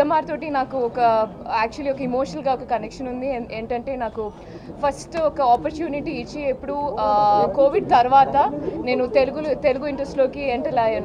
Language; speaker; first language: Telugu; non-native, fluent; Hindi